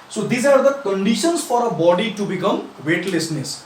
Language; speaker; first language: English; non-native, local second language; Nepali